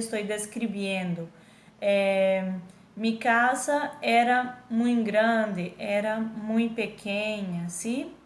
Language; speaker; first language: Spanish; non-native, fluent; Portuguese